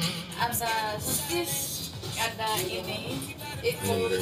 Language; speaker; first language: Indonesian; non-native, learner; Turkish